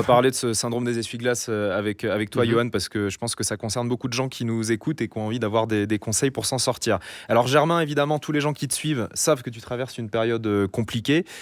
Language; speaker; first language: French; native; French